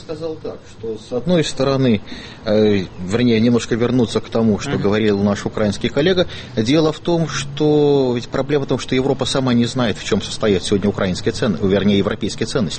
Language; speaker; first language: Russian; native; Russian